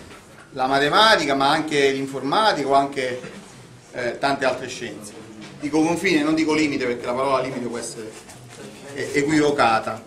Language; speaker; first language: Italian; native; Italian